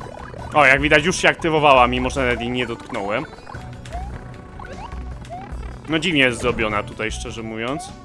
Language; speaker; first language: Polish; native; Polish